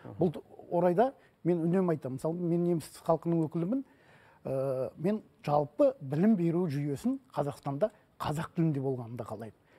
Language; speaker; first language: Kazakh; non-native, local second language; Russian